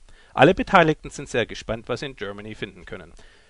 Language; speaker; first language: English; non-native, fluent; German